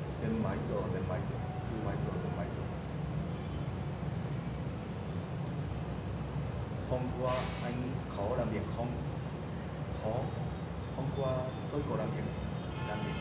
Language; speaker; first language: Vietnamese; non-native, learner; Japanese